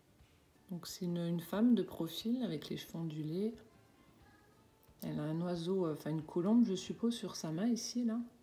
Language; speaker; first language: French; native; French